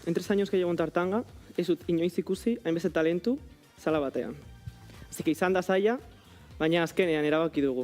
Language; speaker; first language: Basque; non-native, local second language; Spanish